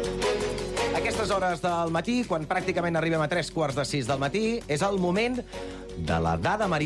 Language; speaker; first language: Catalan; native; Catalan